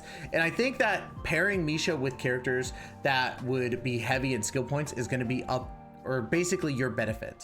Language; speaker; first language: English; native; English